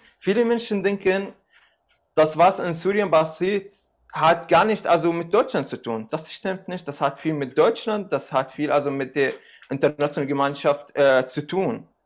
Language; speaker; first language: German; non-native, fluent; Arabic